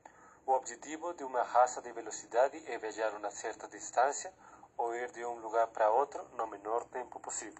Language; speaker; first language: Portuguese; non-native, learner; Spanish